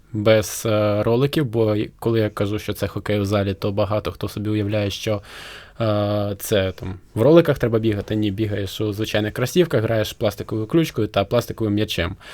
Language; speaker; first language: Ukrainian; non-native, local second language; Russian